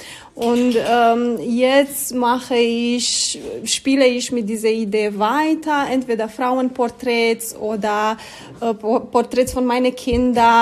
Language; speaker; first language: German; non-native, learner; Romanian